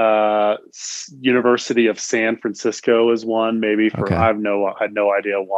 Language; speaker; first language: English; native; English